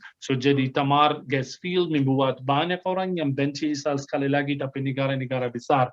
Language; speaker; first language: Indonesian; non-native, fluent; Arabic